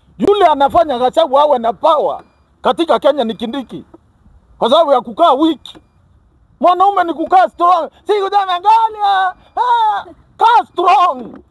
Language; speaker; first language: Swahili; non-native, local second language; Kikuyu